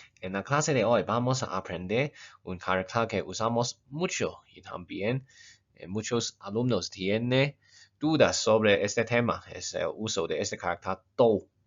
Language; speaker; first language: Spanish; non-native, fluent; Chinese